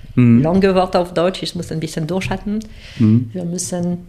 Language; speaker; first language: German; non-native, fluent; French